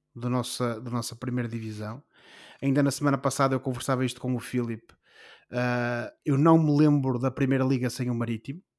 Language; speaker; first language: Portuguese; native; Portuguese